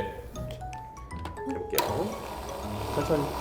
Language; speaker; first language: Korean; native; Korean